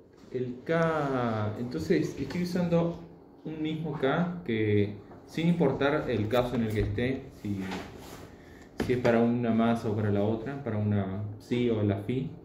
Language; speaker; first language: Spanish; native; Spanish